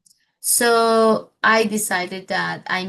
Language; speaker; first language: English; non-native, fluent; Spanish